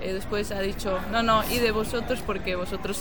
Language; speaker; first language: Spanish; non-native, fluent; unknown